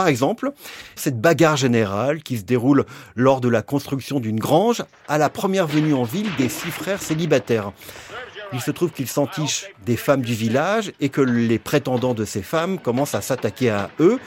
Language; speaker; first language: French; native; French